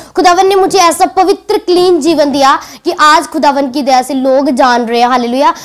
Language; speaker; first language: Hindi; native; Hindi